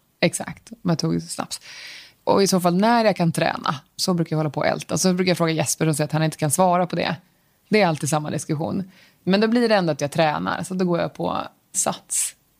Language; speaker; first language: Swedish; native; Swedish